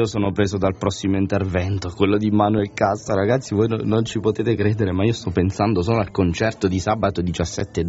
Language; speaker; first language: Italian; native; Italian